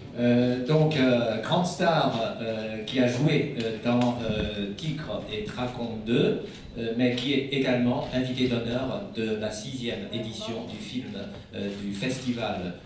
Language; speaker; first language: French; non-native, fluent; Chinese